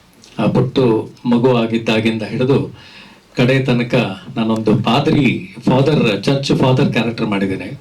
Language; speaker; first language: Kannada; native; Kannada